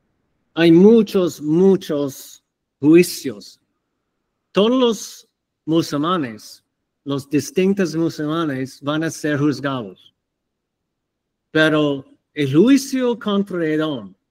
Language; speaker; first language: Spanish; non-native, fluent; English